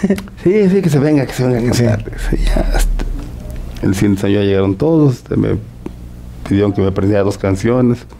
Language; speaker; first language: Spanish; native; Spanish